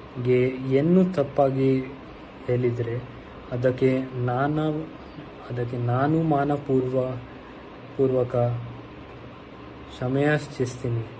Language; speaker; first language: Kannada; non-native, learner; Hindi